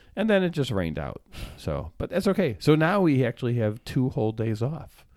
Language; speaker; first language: English; native; English